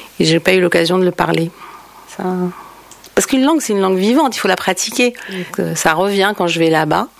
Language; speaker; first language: French; native; French